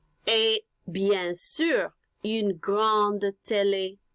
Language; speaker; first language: French; non-native, learner; English